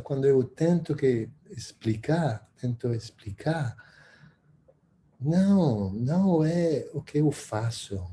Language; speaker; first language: Portuguese; non-native, fluent; Spanish